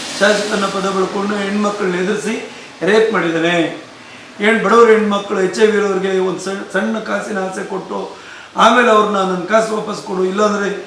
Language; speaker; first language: Kannada; native; Kannada